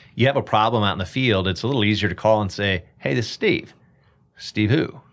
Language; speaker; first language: English; native; English